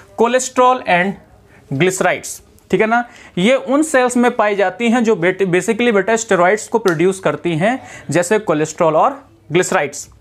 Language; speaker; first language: Hindi; native; Hindi